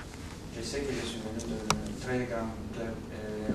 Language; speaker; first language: French; non-native, fluent; Italian